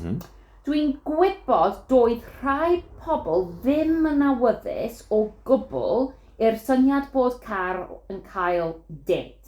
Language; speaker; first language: Welsh; non-native, fluent; English